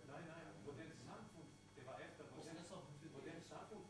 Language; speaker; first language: Danish; non-native, fluent; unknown